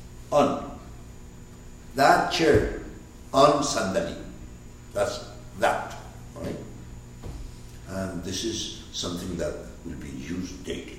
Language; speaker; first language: English; non-native, fluent; Persian